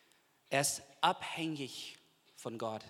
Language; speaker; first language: German; non-native, fluent; English